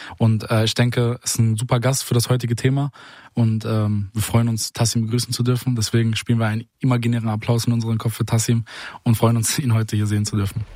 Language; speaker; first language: German; native; German